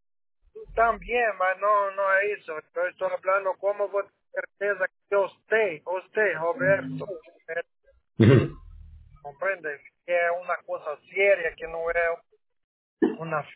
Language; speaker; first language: Spanish; non-native, learner; Portuguese